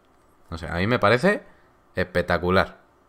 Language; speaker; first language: Spanish; native; Spanish